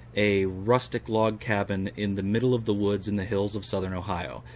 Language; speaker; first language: English; native; English